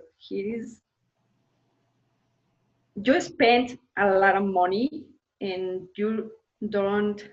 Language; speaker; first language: English; non-native, learner; Spanish